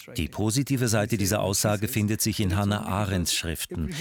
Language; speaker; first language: German; non-native, fluent; Hindi